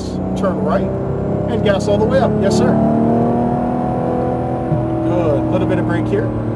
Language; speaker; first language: English; native; English